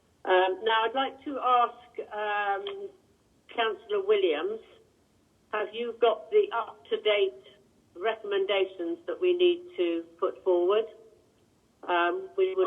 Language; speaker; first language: English; native; English